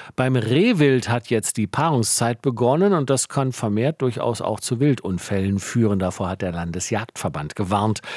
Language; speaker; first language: German; native; German